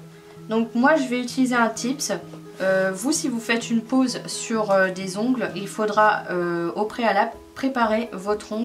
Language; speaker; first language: French; native; French